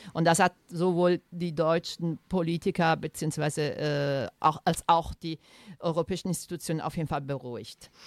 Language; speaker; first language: German; non-native, fluent; Italian